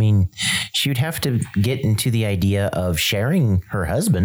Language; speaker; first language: English; native; English